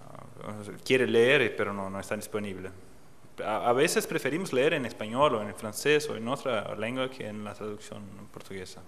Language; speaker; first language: Spanish; non-native, fluent; Portuguese